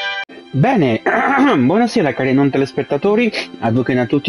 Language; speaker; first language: Italian; native; Italian